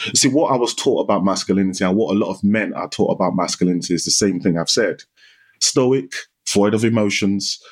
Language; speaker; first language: English; non-native, local second language; Yoruba